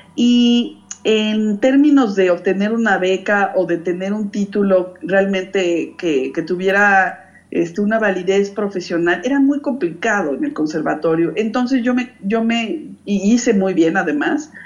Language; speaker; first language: Spanish; native; Spanish